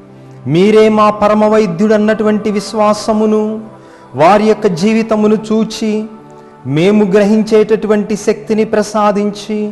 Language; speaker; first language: Telugu; native; Telugu